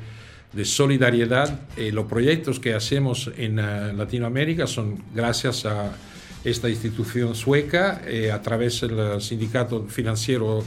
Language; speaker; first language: Spanish; non-native, fluent; Italian